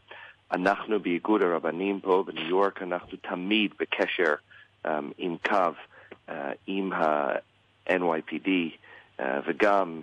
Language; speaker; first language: Hebrew; non-native, learner; English